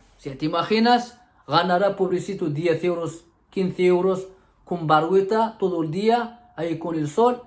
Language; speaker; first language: Spanish; non-native, fluent; Arabic